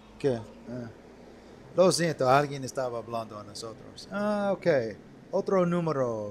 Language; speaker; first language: Spanish; non-native, learner; English